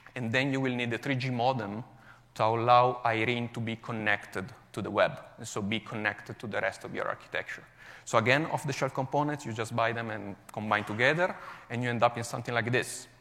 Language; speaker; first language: English; non-native, fluent; Italian